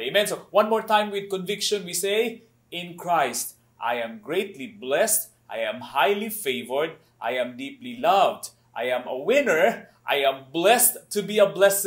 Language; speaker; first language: English; non-native, local second language; Cebuano